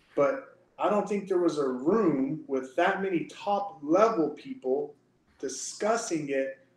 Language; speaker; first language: English; native; English